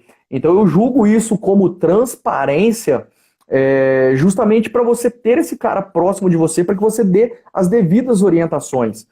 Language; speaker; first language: Portuguese; native; Portuguese